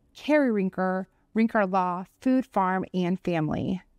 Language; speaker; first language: English; native; English